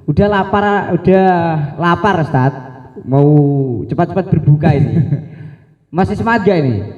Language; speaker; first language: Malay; non-native, local second language; Javanese